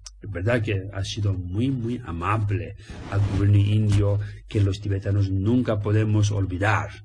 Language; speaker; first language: Spanish; non-native, learner; Tibetan